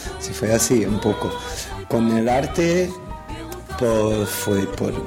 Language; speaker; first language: Spanish; non-native, fluent; Portuguese